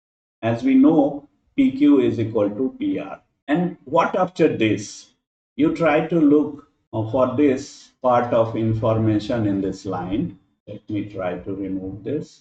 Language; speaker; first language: English; non-native, local second language; Hindi